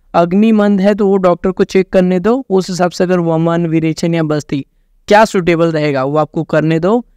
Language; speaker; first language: Hindi; native; Hindi